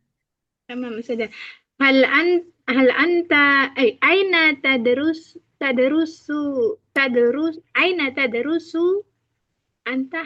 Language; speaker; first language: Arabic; non-native, learner; Indonesian